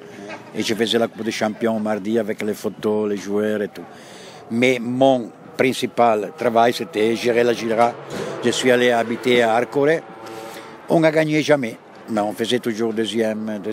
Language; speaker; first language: French; non-native, fluent; Italian